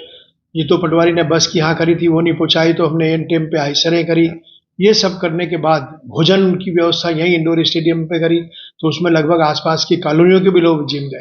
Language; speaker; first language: Hindi; native; Hindi